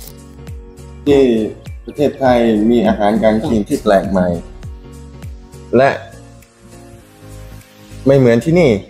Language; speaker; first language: Thai; non-native, local second language; Malay